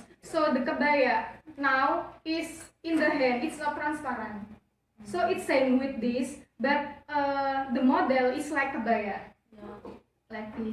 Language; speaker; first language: English; non-native, learner; Javanese